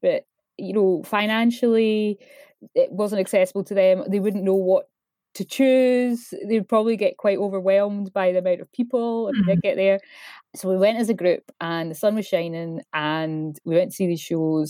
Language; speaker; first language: English; native; English